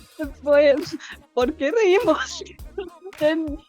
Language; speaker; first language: Spanish; non-native, fluent; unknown